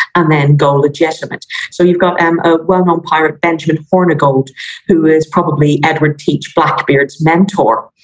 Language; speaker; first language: English; native; English